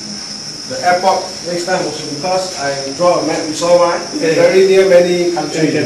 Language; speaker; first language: English; non-native, learner; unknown